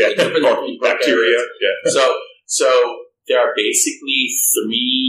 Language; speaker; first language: English; non-native, local second language; Filipino